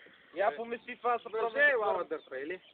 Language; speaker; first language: Bulgarian; native; Bulgarian